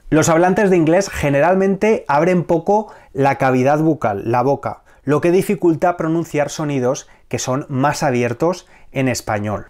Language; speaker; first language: Spanish; native; Spanish